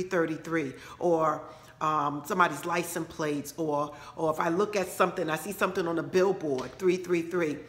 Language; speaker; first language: English; native; English